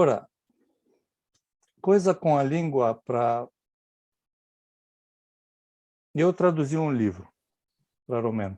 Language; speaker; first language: Portuguese; non-native, fluent; Romanian